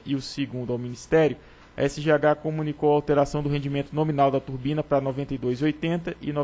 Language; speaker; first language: Portuguese; native; Portuguese